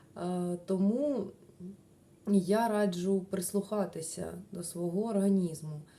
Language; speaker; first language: Ukrainian; non-native, local second language; Russian